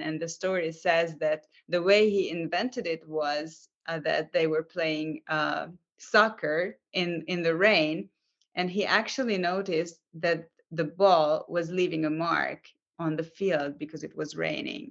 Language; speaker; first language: English; non-native, fluent; Hungarian